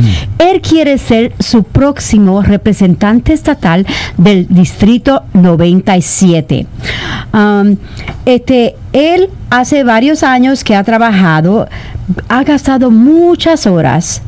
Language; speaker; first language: Spanish; native; Spanish